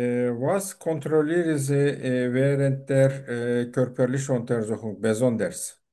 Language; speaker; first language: German; non-native, learner; Turkish